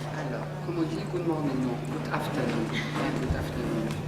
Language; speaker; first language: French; non-native, local second language; Kabyle